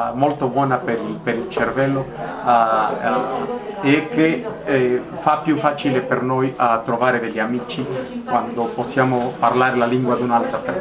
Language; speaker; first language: Italian; non-native, fluent; Spanish